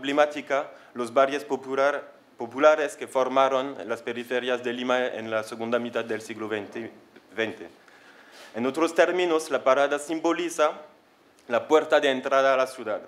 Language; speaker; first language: Spanish; non-native, fluent; French